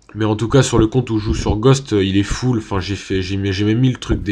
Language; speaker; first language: French; native; French